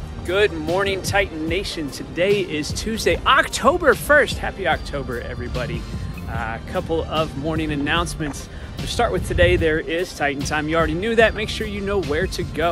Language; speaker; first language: English; native; English